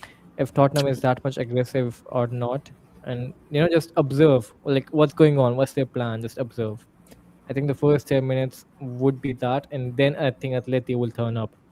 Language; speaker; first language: English; non-native, fluent; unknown